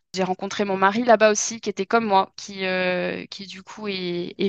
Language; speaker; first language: French; native; French